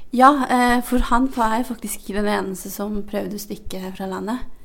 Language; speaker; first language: Norwegian; non-native, fluent; Hazaragi